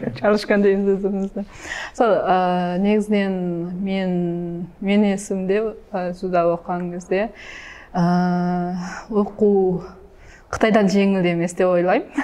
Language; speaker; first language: Kazakh; early bilingual, heritage; Kazakh